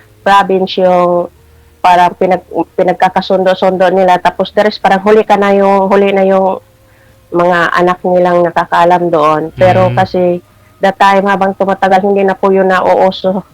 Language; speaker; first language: Filipino; non-native, local second language; Cebuano